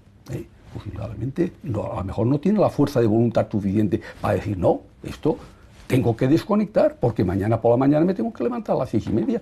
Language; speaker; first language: Spanish; native; Spanish